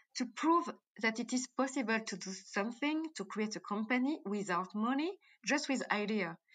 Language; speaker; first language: English; non-native, fluent; French